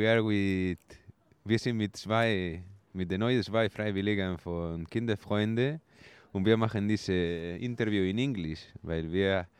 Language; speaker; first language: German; non-native, learner; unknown